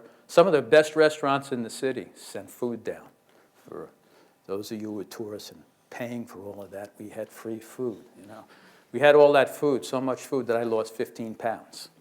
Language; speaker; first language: English; native; English